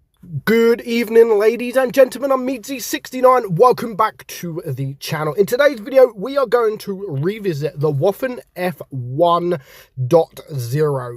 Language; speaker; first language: English; native; English